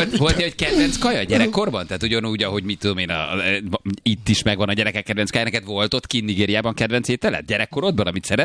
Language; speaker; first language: Hungarian; native; Hungarian